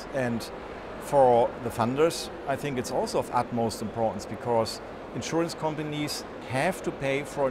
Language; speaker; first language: English; non-native, fluent; German